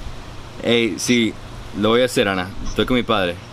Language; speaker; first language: Spanish; early bilingual, heritage; Spanish